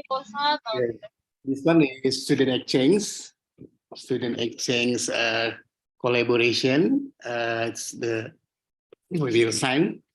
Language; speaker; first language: English; non-native, learner; Indonesian